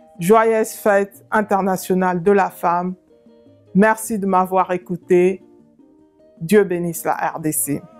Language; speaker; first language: French; non-native, local second language; Lingala